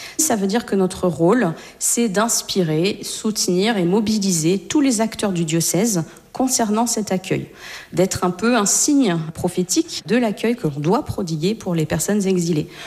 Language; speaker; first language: French; native; French